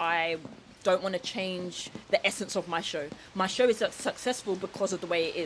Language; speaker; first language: English; native; English